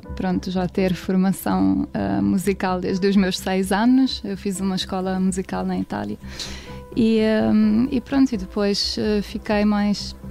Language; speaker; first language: Portuguese; non-native, fluent; Italian